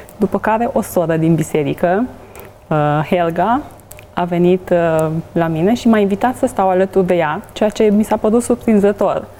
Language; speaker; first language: Romanian; native; Romanian